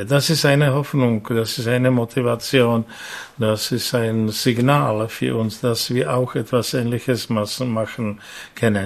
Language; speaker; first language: German; non-native, fluent; Czech